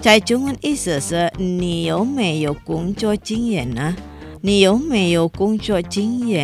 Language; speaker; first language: Chinese; non-native, learner; Indonesian